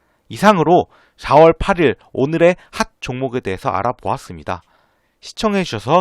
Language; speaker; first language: Korean; native; Korean